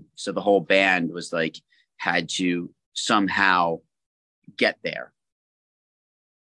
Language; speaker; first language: English; native; English